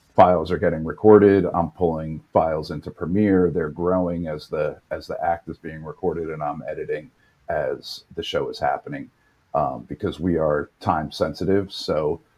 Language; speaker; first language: English; native; English